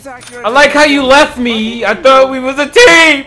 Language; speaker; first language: English; native; English